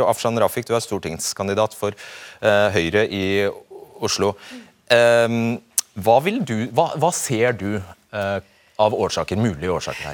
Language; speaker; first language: Norwegian; native; Norwegian